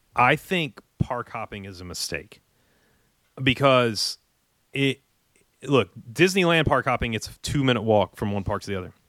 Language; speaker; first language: English; native; English